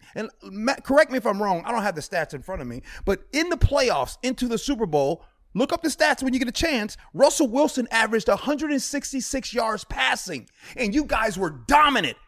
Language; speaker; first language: English; native; English